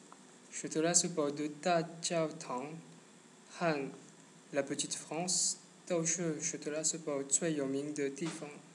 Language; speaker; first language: Chinese; non-native, learner; French